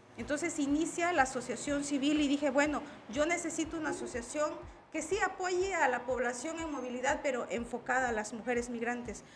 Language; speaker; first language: Spanish; native; Spanish